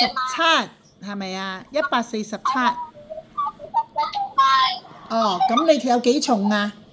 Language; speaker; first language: Cantonese; native; Cantonese